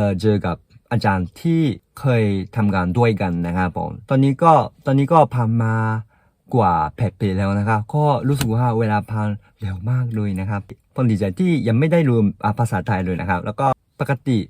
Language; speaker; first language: Thai; non-native, fluent; Japanese